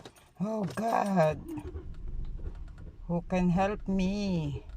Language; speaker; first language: English; non-native, local second language; Filipino